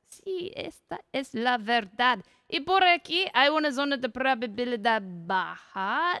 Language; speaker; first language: Spanish; non-native, learner; English